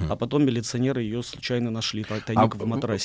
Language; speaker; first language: Russian; native; Russian